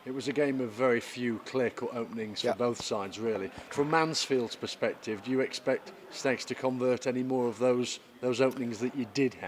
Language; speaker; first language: English; native; English